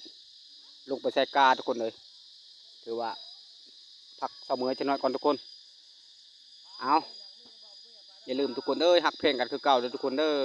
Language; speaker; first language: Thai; non-native, local second language; Lao